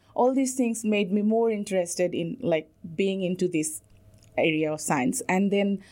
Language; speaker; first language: English; non-native, local second language; Bangla